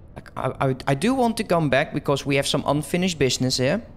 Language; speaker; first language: English; non-native, fluent; Dutch